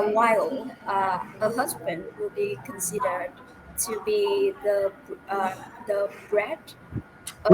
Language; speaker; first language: English; non-native, fluent; Vietnamese